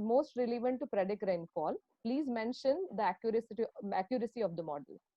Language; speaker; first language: English; non-native, local second language; Marathi